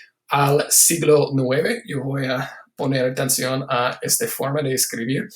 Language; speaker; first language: Spanish; non-native, fluent; English